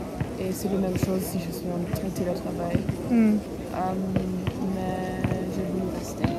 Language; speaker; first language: French; non-native, learner; German